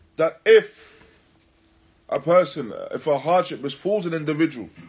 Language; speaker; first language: English; native; English